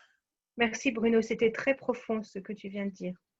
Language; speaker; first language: French; native; French